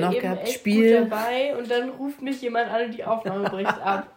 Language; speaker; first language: German; native; German